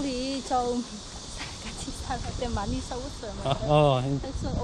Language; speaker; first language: Korean; non-native, learner; Vietnamese